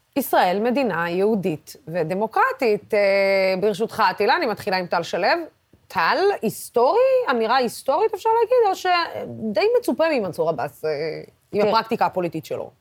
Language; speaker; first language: Hebrew; non-native, local second language; Arabic